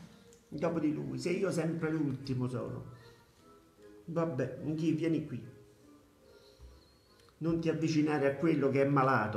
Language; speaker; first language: Italian; native; Italian